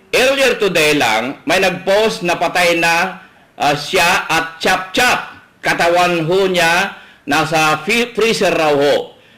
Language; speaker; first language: Filipino; native; Filipino